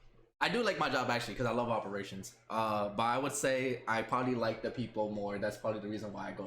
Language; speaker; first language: English; native; English